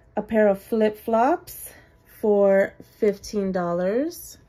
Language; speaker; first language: English; native; English